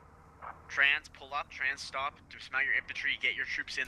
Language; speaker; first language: English; native; English